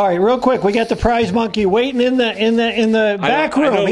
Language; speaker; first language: English; native; English